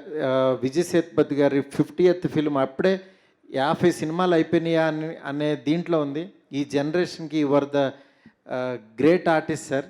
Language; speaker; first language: Telugu; native; Telugu